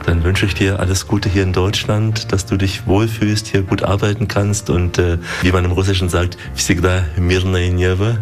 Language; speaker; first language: German; native; German